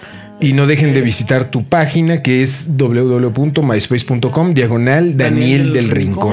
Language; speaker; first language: Spanish; native; Spanish